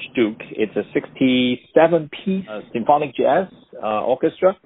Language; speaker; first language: English; non-native, local second language; Cantonese